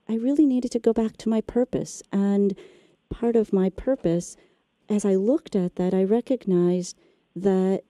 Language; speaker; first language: English; native; English